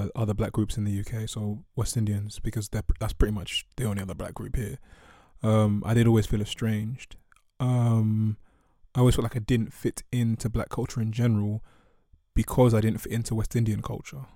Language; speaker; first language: English; native; English